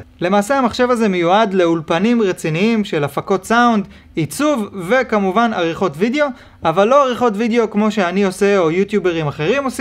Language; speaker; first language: Hebrew; native; Hebrew